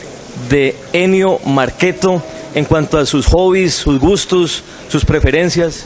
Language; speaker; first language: Spanish; native; Spanish